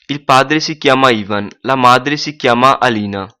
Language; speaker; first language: Italian; non-native, fluent; Punjabi